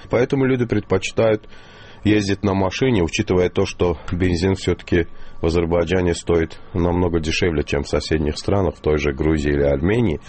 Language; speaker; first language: Russian; non-native, local second language; Azerbaijani